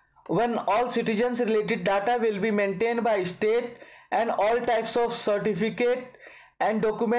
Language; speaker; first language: English; non-native, local second language; Hindi